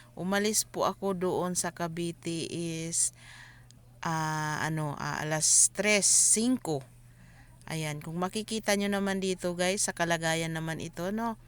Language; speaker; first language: Filipino; native; Filipino